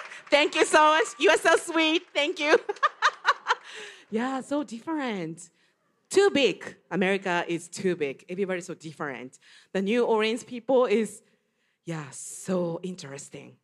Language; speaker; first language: English; non-native, learner; Japanese